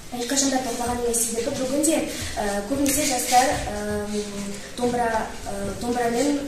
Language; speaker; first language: Kazakh; non-native, local second language; Russian